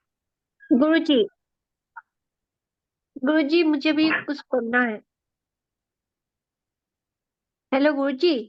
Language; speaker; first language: Hindi; non-native, local second language; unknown